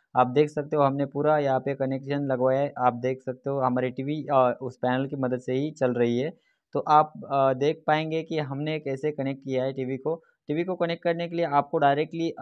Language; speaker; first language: Hindi; non-native, local second language; Marathi